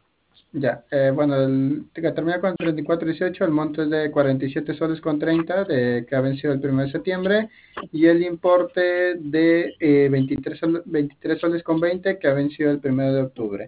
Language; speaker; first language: Spanish; native; Spanish